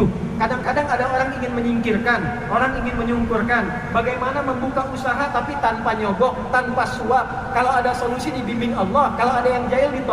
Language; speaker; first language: Indonesian; native; Indonesian